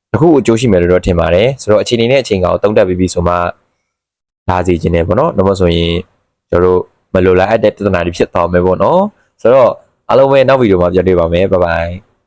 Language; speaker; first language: Burmese; native; Burmese